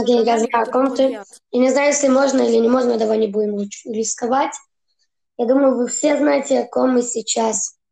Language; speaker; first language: Russian; early bilingual, heritage; Russian